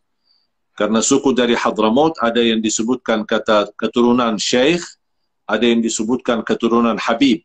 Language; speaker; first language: Indonesian; non-native, fluent; Arabic